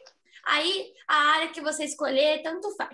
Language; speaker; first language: Portuguese; native; Portuguese